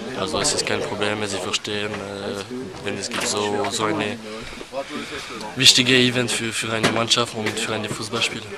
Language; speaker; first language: German; non-native, local second language; French